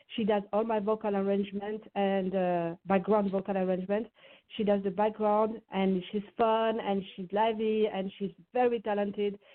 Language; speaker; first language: English; non-native, fluent; French